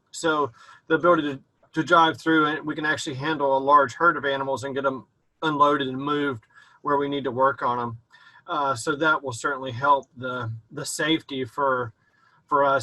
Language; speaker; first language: English; native; English